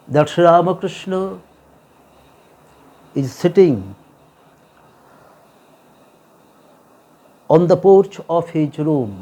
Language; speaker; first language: English; non-native, local second language; Bangla